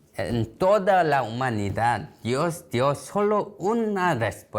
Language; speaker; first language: Spanish; non-native, learner; Korean